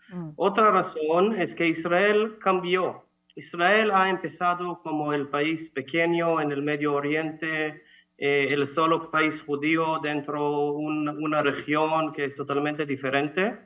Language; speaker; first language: Spanish; non-native, fluent; Hebrew